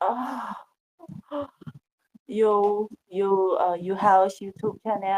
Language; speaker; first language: English; non-native, learner; Khmer